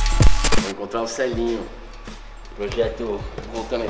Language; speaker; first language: Portuguese; native; Portuguese